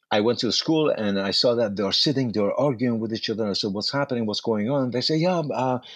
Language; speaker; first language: English; non-native, fluent; Persian